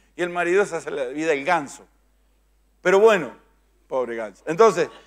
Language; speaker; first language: Spanish; native; Spanish